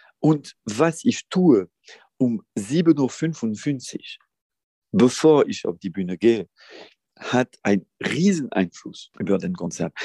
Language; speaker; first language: German; non-native, fluent; French